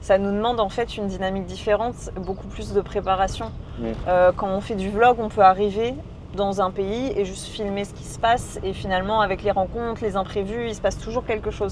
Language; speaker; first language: French; native; French